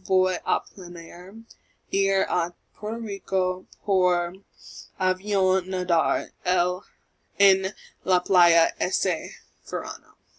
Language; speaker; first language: Spanish; non-native, learner; English